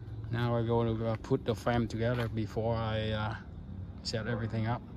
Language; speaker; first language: English; non-native, learner; Vietnamese